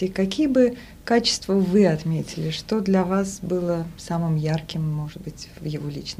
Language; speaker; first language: Russian; native; Russian